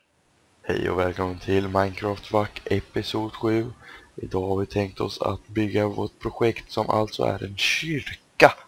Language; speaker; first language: Swedish; native; Swedish